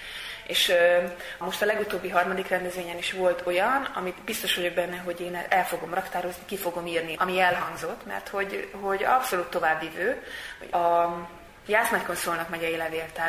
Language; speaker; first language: Hungarian; native; Hungarian